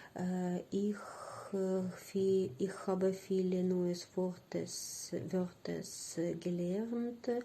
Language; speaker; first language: German; non-native, learner; Ukrainian